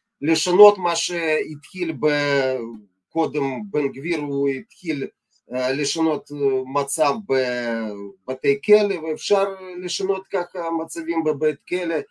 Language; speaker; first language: Hebrew; non-native, fluent; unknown